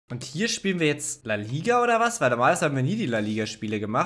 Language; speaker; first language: German; native; German